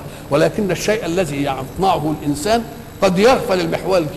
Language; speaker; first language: Arabic; native; Arabic